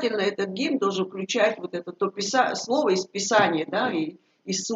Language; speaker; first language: Russian; native; Russian